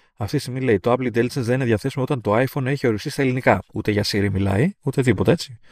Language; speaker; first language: Greek; native; Greek